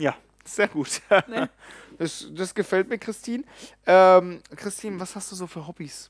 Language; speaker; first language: German; native; German